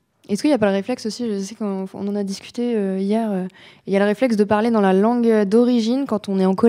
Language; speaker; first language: French; native; French